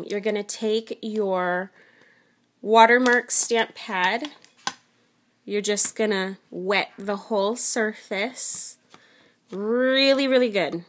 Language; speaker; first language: English; native; English